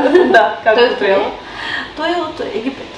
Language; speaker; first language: Bulgarian; non-native, local second language; Turkish